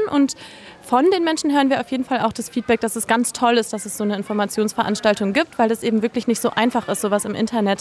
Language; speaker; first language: German; native; German